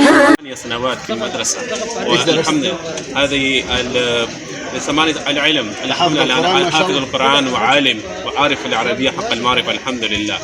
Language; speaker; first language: Arabic; non-native, fluent; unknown